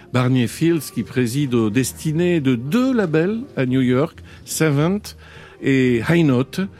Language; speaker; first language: French; native; French